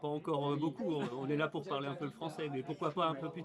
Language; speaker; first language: French; native; French